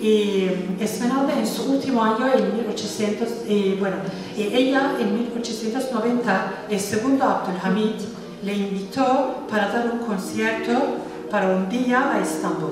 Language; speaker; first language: Spanish; non-native, fluent; Turkish